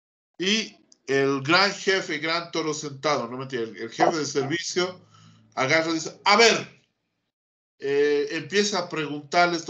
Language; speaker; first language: Spanish; native; Spanish